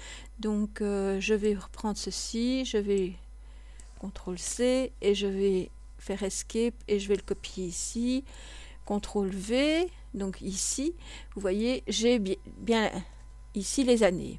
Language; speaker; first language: French; native; French